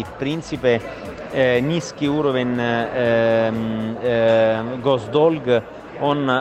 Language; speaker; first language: Russian; non-native, fluent; Italian